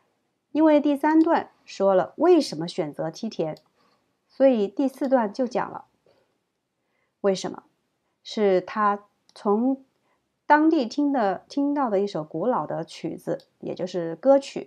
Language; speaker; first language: Chinese; native; Chinese